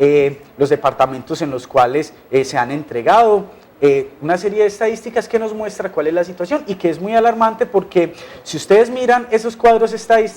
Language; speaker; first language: Spanish; native; Spanish